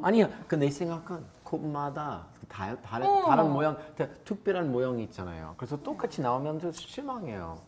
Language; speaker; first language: Korean; non-native, fluent; English